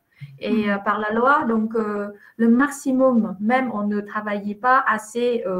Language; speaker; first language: French; non-native, fluent; Vietnamese